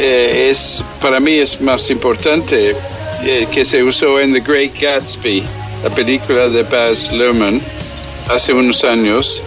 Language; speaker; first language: Spanish; early bilingual, heritage; English